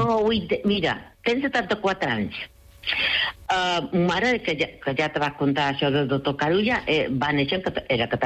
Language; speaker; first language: Catalan; non-native, local second language; Spanish